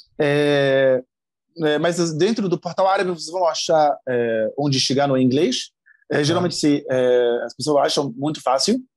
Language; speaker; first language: Portuguese; non-native, fluent; Arabic